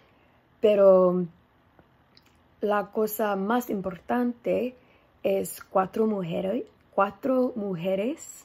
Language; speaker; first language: Spanish; non-native, learner; English